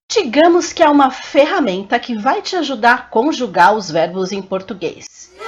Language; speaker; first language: Portuguese; native; Portuguese